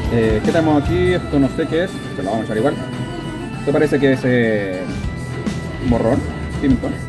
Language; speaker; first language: Spanish; native; Spanish